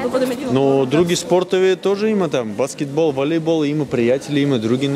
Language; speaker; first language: Bulgarian; non-native, learner; Russian